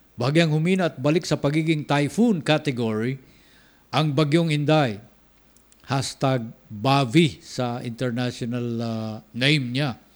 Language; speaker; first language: Filipino; non-native, local second language; Cebuano